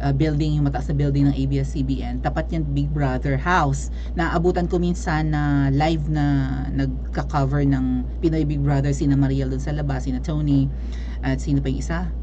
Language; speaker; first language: Filipino; non-native, local second language; Cebuano